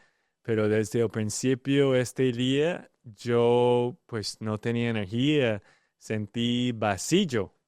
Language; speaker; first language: Spanish; non-native, learner; English